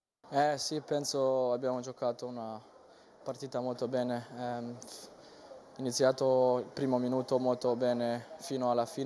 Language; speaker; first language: Italian; non-native, fluent; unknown